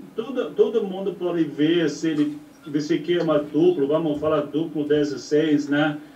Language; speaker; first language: Portuguese; non-native, learner; English